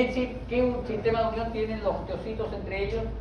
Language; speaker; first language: Spanish; native; Spanish